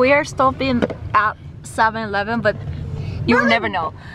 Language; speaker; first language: English; non-native, fluent; Japanese